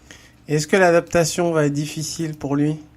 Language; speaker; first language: French; native; French